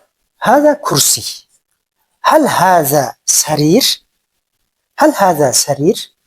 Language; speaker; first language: Arabic; non-native, fluent; Kyrgyz